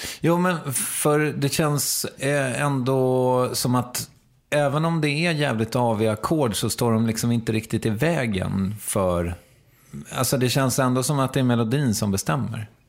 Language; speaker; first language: Swedish; native; Swedish